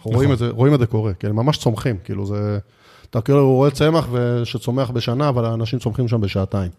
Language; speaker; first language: Hebrew; native; Hebrew